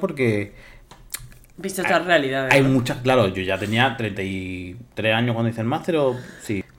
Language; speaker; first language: Spanish; native; Spanish